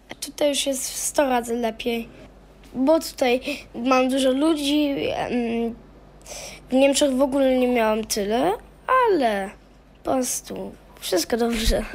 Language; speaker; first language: Polish; early bilingual, heritage; German